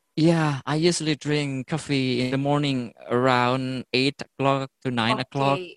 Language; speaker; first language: English; non-native, fluent; Indonesian